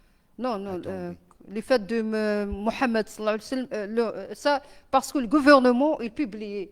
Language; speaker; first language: French; non-native, learner; Arabic